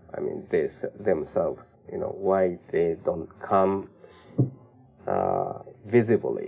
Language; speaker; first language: English; non-native, learner; Japanese